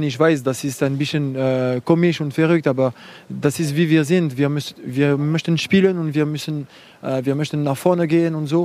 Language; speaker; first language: German; non-native, fluent; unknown